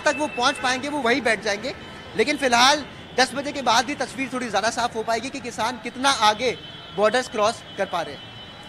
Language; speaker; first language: Hindi; native; Hindi